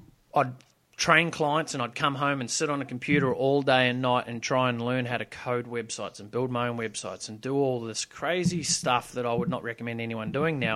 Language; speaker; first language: English; native; English